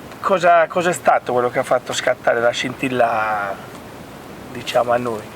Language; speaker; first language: Italian; native; Italian